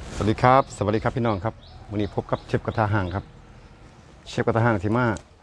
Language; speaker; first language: Thai; non-native, local second language; Lao